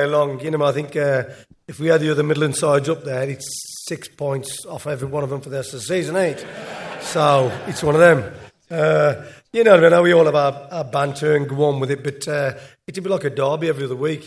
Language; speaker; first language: English; native; English